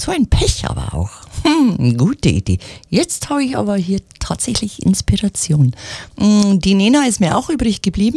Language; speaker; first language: German; native; German